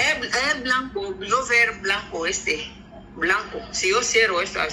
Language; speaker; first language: Spanish; non-native, learner; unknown